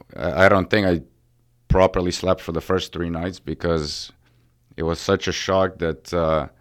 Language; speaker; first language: English; early bilingual, other home language; Ukrainian